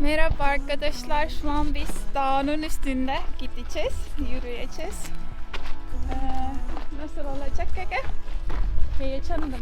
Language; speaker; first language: Turkish; non-native, learner; Estonian